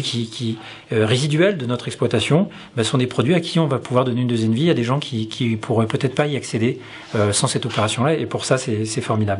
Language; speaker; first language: French; native; French